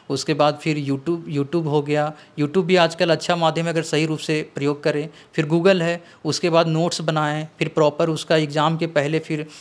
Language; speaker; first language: Hindi; native; Hindi